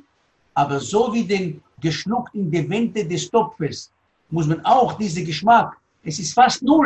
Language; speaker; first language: German; non-native, learner; Hebrew